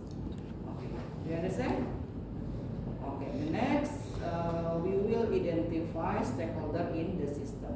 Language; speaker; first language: English; non-native, learner; Indonesian